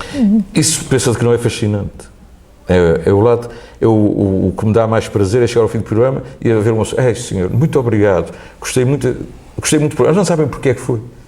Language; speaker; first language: Portuguese; native; Portuguese